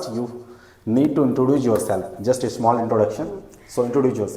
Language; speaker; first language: English; non-native, local second language; Hindi